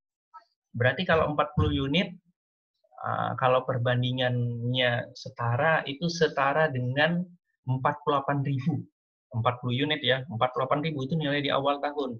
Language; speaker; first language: Indonesian; native; Indonesian